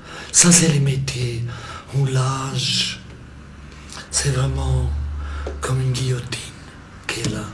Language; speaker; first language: French; non-native, local second language; German